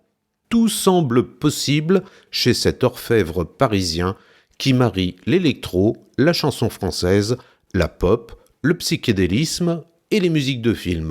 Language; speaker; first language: French; native; French